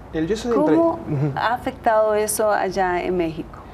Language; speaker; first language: Spanish; native; Spanish